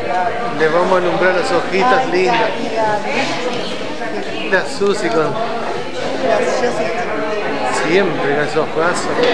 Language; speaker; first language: Spanish; native; Spanish